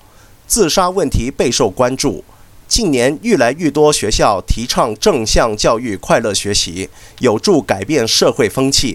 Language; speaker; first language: Chinese; non-native, local second language; Cantonese